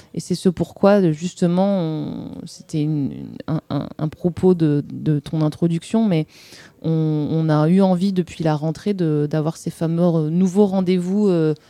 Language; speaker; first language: French; native; French